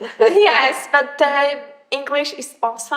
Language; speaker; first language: English; non-native, fluent; Polish